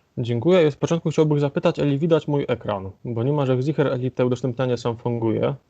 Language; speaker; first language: Polish; native; Polish